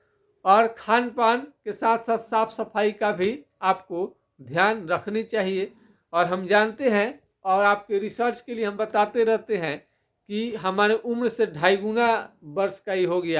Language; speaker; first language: Hindi; non-native, local second language; Bhojpuri